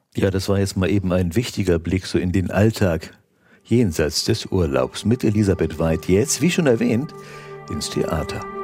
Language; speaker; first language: German; native; German